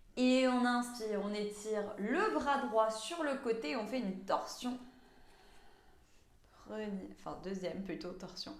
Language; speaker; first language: French; native; French